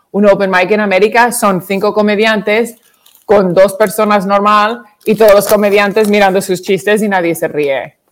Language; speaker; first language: Spanish; early bilingual, heritage; English